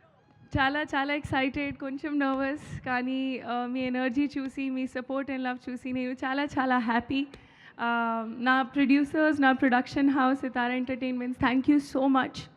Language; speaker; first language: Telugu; non-native, local second language; Hindi